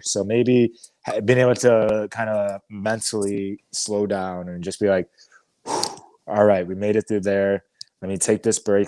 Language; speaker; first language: English; native; English